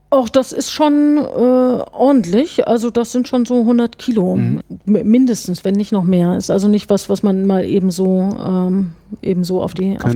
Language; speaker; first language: German; native; German